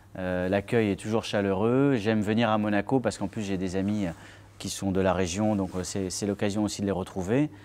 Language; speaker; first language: French; native; French